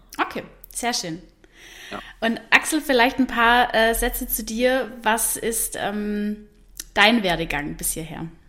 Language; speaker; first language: German; native; German